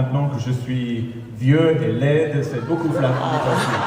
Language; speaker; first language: French; non-native, fluent; English